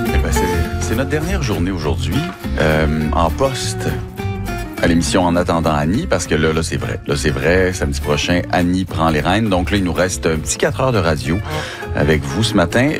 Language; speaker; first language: French; native; French